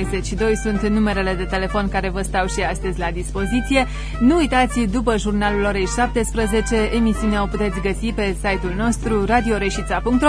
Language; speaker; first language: Romanian; native; Romanian